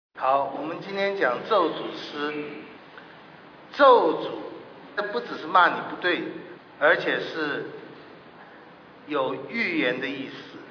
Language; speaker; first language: Chinese; native; Chinese